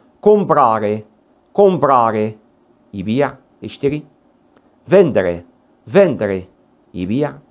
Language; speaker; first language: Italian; non-native, fluent; Arabic